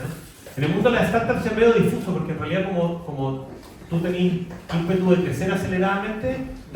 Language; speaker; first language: Spanish; native; Spanish